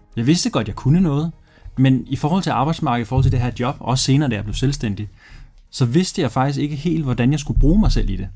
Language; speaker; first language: Danish; early bilingual, other home language; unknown